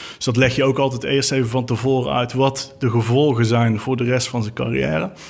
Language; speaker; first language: Dutch; native; Dutch